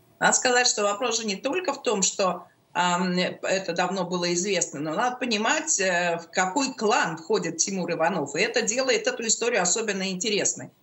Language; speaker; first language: Russian; native; Russian